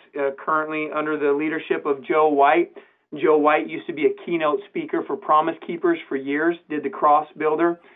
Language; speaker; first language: English; native; English